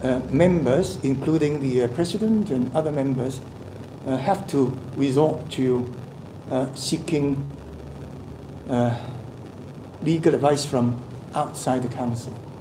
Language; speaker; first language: English; non-native, local second language; Cantonese